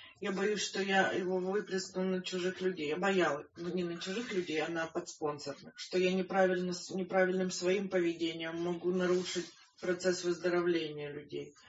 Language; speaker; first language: Russian; native; Russian